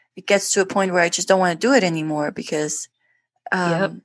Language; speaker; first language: English; non-native, fluent; Spanish